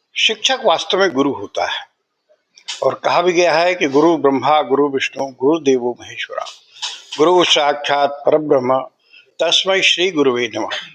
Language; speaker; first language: Hindi; native; Hindi